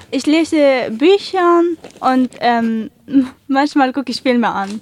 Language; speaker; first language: German; non-native, learner; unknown